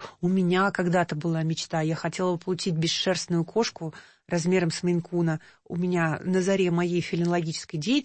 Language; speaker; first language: Russian; native; Russian